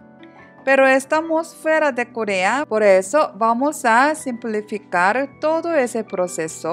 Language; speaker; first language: Spanish; non-native, learner; Korean